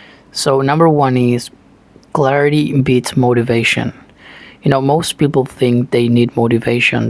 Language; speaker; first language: English; non-native, fluent; Spanish